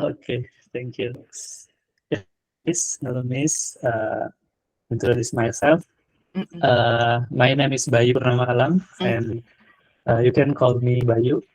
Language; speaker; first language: English; non-native, learner; Indonesian